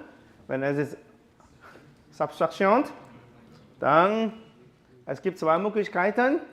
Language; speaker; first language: German; non-native, learner; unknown